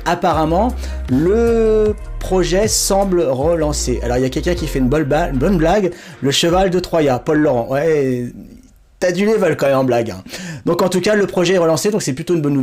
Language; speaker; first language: French; native; French